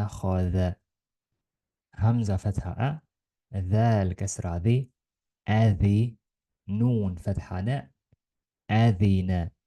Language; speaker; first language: Arabic; non-native, learner; Estonian